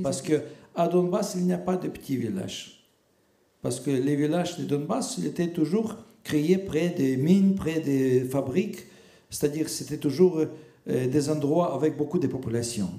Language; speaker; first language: French; non-native, fluent; Russian